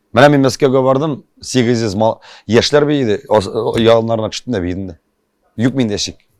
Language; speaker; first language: Tatar; native; Tatar